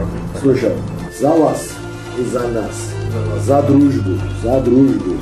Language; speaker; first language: Russian; non-native, learner; Georgian